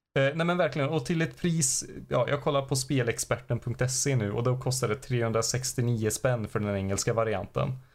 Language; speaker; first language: Swedish; native; Swedish